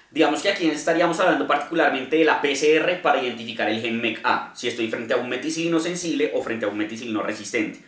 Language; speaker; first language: Spanish; native; Spanish